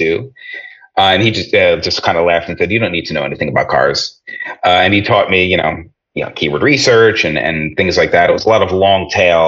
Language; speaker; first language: English; native; English